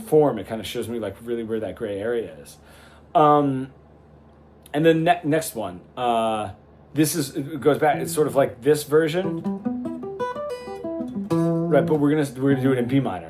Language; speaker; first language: English; native; English